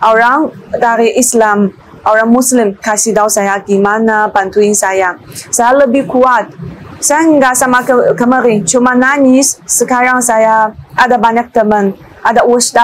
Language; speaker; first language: Indonesian; non-native, learner; Chinese